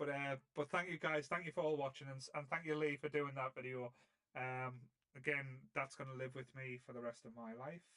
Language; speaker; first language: English; native; English